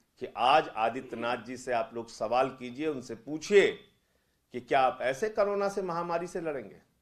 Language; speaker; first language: Hindi; native; Hindi